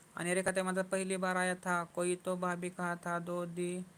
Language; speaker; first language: Hindi; non-native, local second language; Marathi